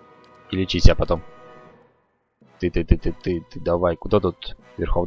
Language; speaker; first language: Russian; native; Russian